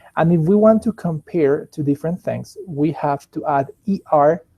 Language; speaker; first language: English; non-native, fluent; Spanish